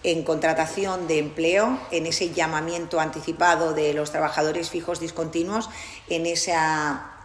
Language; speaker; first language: Spanish; non-native, local second language; Catalan